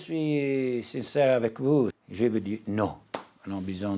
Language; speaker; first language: French; non-native, learner; Italian